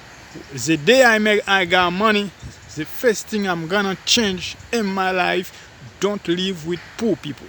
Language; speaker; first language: English; non-native, learner; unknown